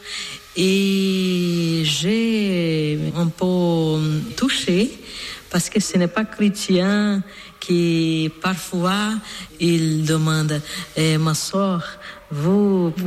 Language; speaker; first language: French; non-native, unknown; Portuguese